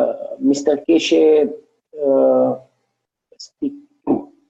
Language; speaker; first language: English; non-native, learner; Romanian